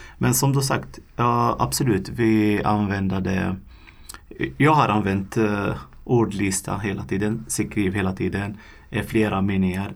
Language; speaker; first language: Swedish; non-native, fluent; Arabic